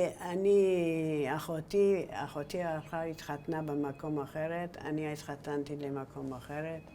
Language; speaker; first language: Hebrew; non-native, learner; Persian